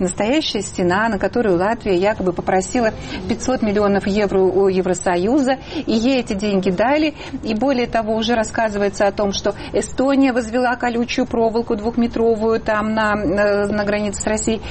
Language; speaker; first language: Russian; native; Russian